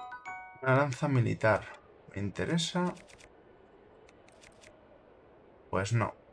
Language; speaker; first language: Spanish; native; Spanish